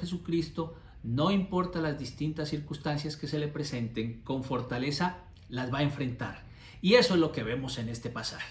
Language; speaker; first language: Spanish; native; Spanish